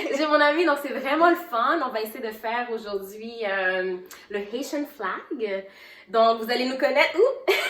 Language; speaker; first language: French; non-native, local second language; Haitian Creole